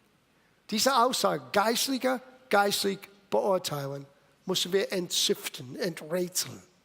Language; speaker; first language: German; non-native, fluent; English